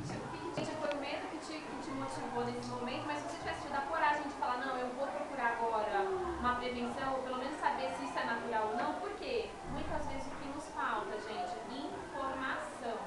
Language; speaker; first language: Portuguese; native; Portuguese